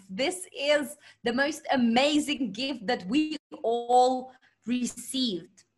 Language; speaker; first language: English; non-native, fluent; Russian